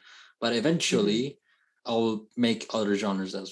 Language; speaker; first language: English; non-native, fluent; Persian